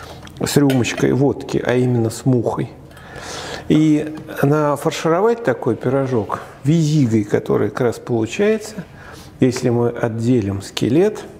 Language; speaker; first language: Russian; native; Russian